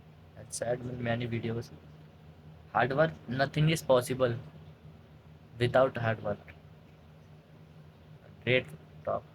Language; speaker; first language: English; non-native, learner; Hindi